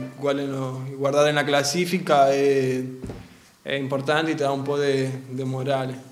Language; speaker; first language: Italian; non-native, learner; Spanish